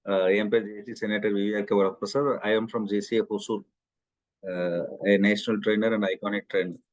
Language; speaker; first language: English; non-native, local second language; Tamil